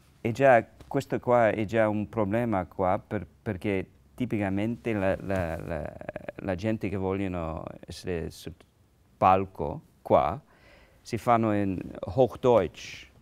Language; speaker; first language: Italian; non-native, learner; English